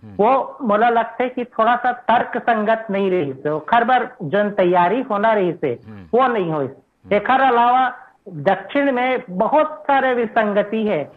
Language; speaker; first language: Hindi; native; Hindi